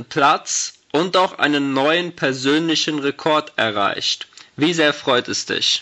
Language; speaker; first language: German; native; German